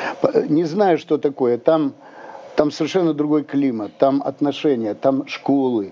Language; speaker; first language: Russian; native; Russian